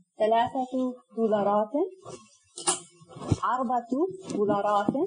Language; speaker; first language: Arabic; non-native, learner; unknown